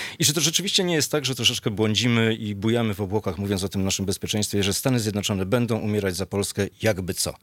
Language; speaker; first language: Polish; native; Polish